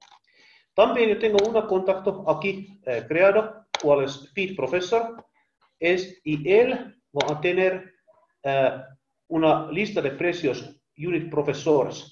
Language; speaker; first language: Spanish; non-native, learner; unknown